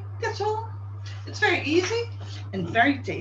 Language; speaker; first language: English; non-native, learner; Dutch